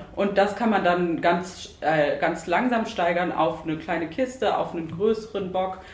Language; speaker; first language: German; native; German